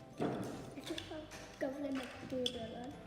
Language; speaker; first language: Welsh; non-native, local second language; English